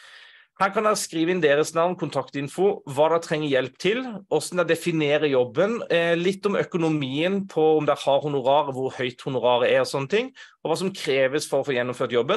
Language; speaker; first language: Norwegian; native; Norwegian